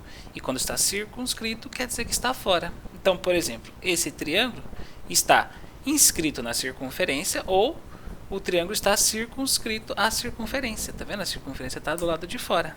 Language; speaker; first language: Portuguese; native; Portuguese